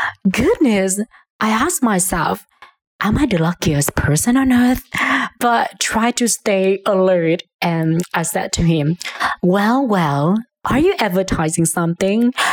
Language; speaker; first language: English; non-native, fluent; Vietnamese